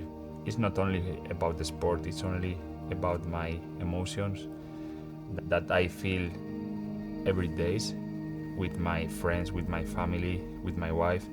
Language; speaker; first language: English; non-native, fluent; Spanish